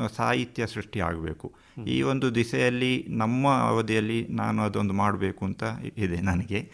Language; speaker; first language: Kannada; non-native, local second language; Kodava